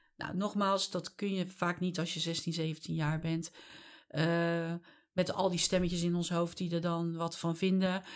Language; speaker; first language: Dutch; native; Dutch